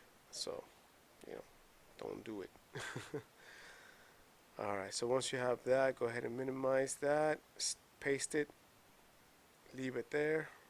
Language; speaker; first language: English; native; English